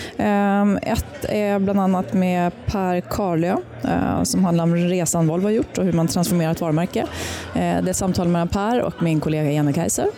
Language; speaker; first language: Swedish; early bilingual, other home language; Spanish